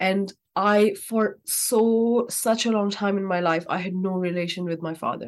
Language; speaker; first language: English; non-native, local second language; Urdu